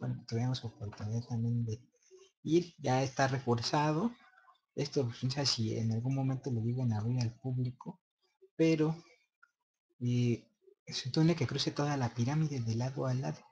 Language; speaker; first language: Spanish; native; Spanish